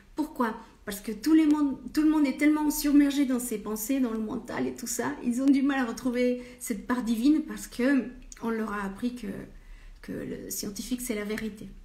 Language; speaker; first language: French; non-native, fluent; Spanish